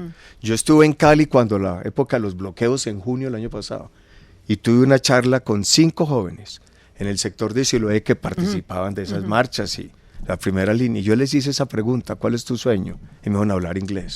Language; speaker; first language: Spanish; native; Spanish